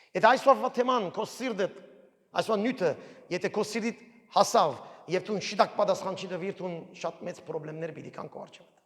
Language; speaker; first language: Armenian; early bilingual, heritage; Armenian